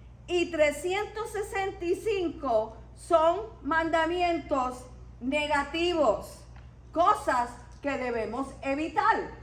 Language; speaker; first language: Spanish; native; Spanish